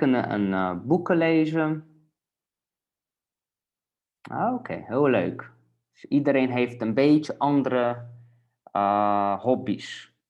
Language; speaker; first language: Dutch; non-native, fluent; Polish